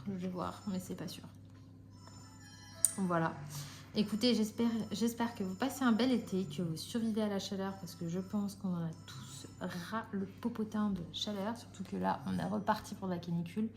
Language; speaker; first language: French; native; French